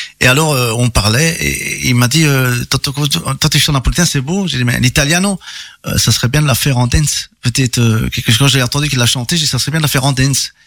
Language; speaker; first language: French; early bilingual, other home language; Italian